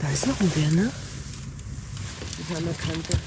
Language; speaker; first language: German; native; German